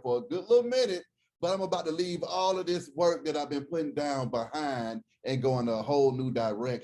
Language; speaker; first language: English; native; English